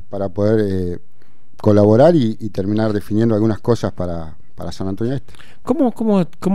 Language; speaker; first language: Spanish; native; Spanish